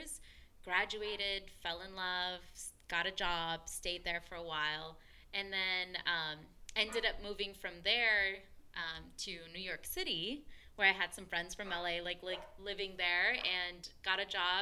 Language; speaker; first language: English; early bilingual, other home language; Spanish